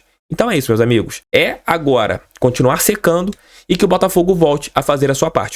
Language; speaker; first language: Portuguese; native; Portuguese